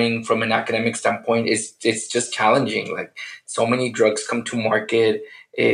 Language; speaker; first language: English; native; English